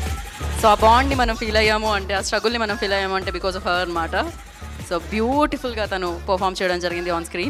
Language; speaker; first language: Telugu; native; Telugu